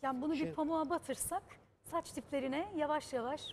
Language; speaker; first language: Turkish; native; Turkish